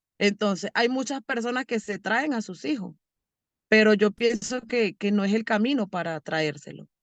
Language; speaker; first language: Spanish; native; Spanish